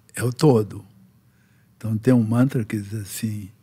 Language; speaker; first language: Portuguese; native; Portuguese